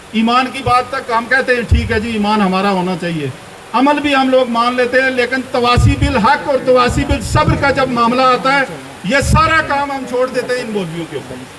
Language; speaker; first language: Urdu; non-native, local second language; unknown